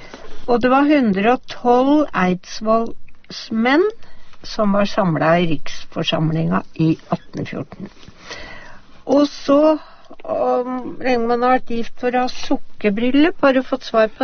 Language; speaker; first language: Norwegian; native; Norwegian